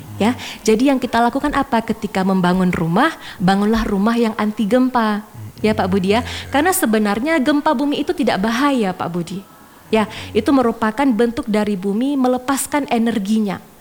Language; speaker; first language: Indonesian; native; Indonesian